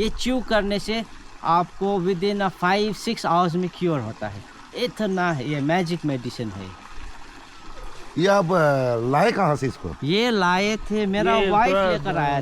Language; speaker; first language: Hindi; non-native, local second language; Nepali